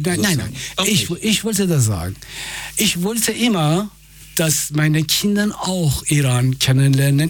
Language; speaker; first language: German; non-native, fluent; Persian